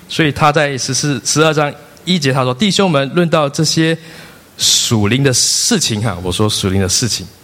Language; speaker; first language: Chinese; non-native, local second language; Min Nan Chinese